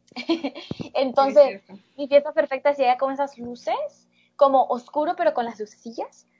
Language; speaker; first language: Spanish; native; Spanish